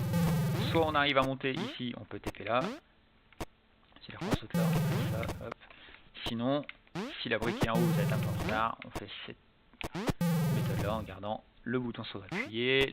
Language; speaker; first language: French; native; French